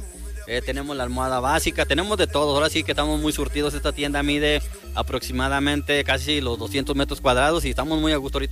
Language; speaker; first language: Spanish; native; Spanish